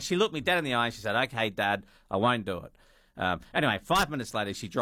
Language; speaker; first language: English; native; English